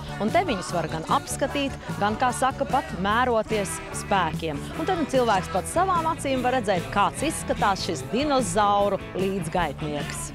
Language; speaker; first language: Latvian; native; Latvian